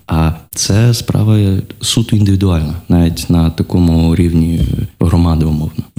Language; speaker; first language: Ukrainian; non-native, local second language; Russian